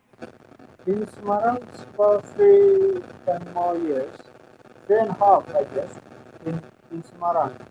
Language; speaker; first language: English; non-native, fluent; Turkmen